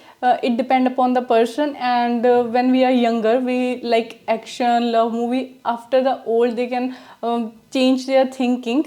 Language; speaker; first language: English; non-native, learner; Punjabi